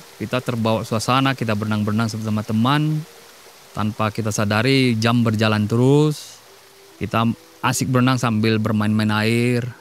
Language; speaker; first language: Indonesian; non-native, local second language; Batak Toba